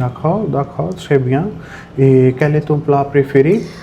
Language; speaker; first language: French; non-native, fluent; Hindi